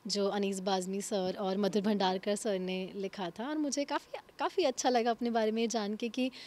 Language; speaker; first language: Hindi; native; Hindi